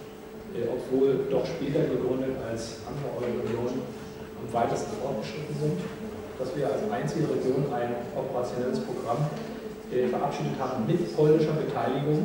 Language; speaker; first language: German; native; German